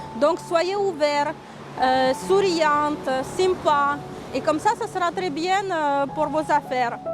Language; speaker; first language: French; non-native, fluent; Russian